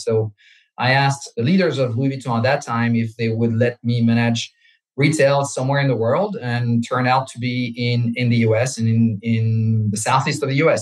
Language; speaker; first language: English; non-native, fluent; French